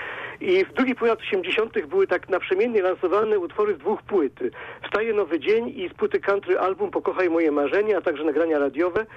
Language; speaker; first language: Polish; native; Polish